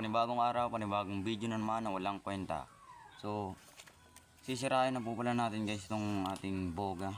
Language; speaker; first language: Filipino; native; Filipino